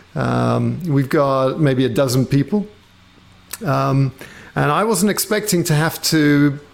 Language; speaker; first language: English; native; English